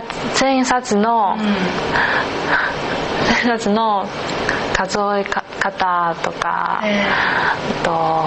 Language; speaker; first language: Japanese; non-native, learner; Chinese